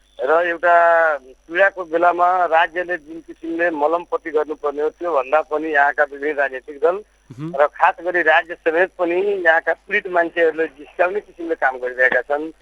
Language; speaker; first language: Nepali; non-native, local second language; Bhojpuri